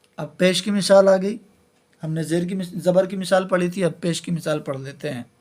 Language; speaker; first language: Urdu; native; Urdu